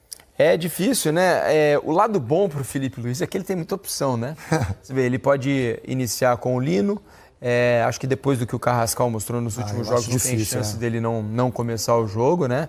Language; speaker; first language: Portuguese; native; Portuguese